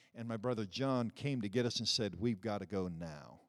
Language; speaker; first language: English; early bilingual, other home language; Dutch